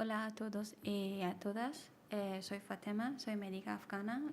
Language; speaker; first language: Spanish; non-native, learner; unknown